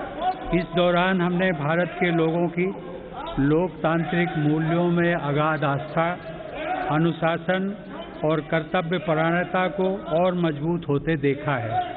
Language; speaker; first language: Hindi; native; Hindi